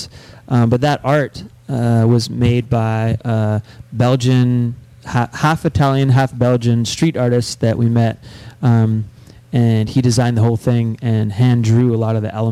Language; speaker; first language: English; native; English